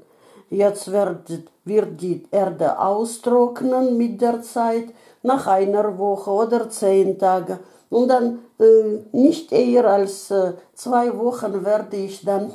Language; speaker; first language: German; non-native, fluent; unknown